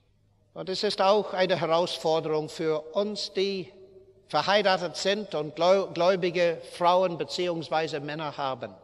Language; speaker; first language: German; non-native, fluent; English